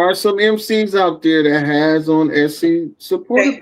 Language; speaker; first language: English; native; English